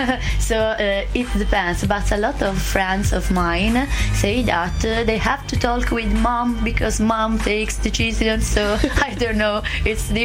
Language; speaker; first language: English; non-native, learner; Italian